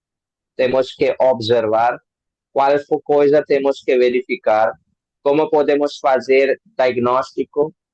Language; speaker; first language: Portuguese; non-native, learner; Hindi